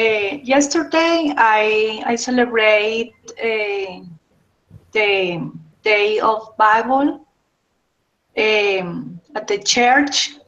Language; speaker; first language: English; non-native, learner; Spanish